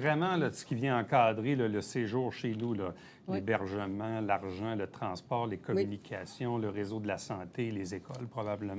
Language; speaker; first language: French; native; French